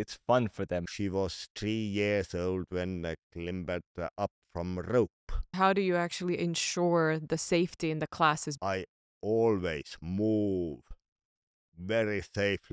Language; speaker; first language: English; non-native, learner; Estonian